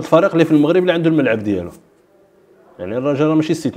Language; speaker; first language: Arabic; native; Arabic